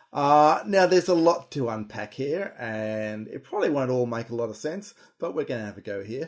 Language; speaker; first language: English; native; English